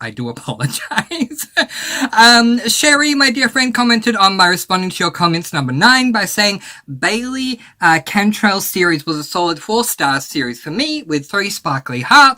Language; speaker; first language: English; native; English